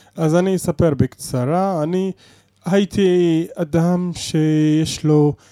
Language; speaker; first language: Hebrew; non-native, local second language; Arabic